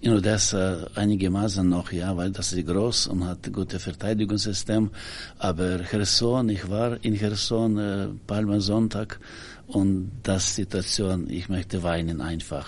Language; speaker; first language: German; non-native, learner; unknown